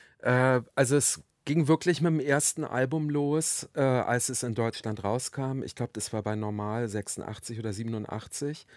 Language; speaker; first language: German; native; German